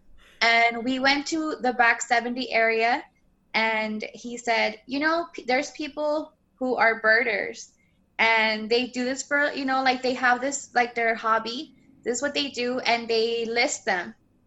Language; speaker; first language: English; native; English